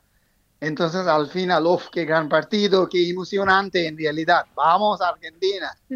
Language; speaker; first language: Spanish; non-native, fluent; Bangla